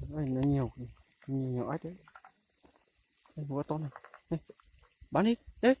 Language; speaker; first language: Vietnamese; non-native, local second language; Hmong